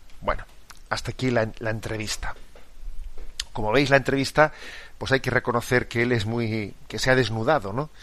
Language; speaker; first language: Spanish; native; Spanish